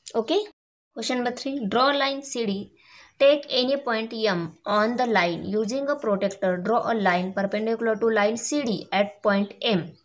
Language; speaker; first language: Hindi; non-native, local second language; Marathi